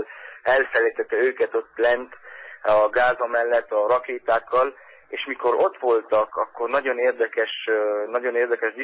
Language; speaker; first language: Hungarian; early bilingual, heritage; Hungarian